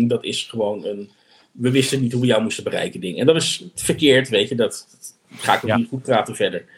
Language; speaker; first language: Dutch; native; Dutch